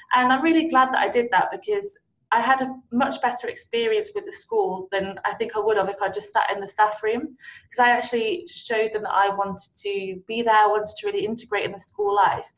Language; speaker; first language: English; native; English